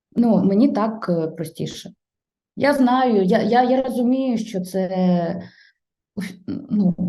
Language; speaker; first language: Ukrainian; non-native, local second language; Russian